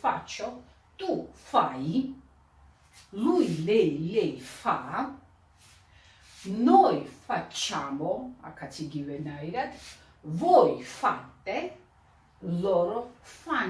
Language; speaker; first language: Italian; non-native, fluent; Georgian